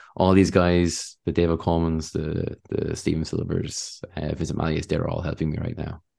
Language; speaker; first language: English; native; English